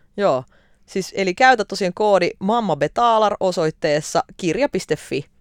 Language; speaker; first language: Finnish; early bilingual, other home language; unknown